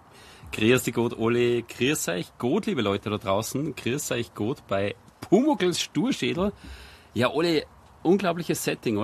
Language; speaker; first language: German; native; German